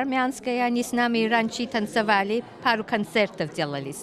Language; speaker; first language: Russian; early bilingual, heritage; Russian